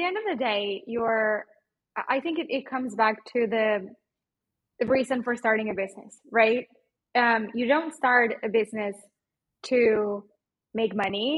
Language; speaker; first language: English; non-native, fluent; Spanish